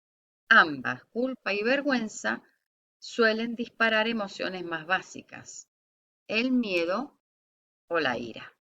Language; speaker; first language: Spanish; native; Spanish